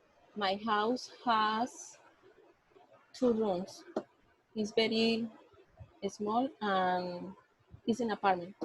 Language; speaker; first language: English; non-native, learner; Spanish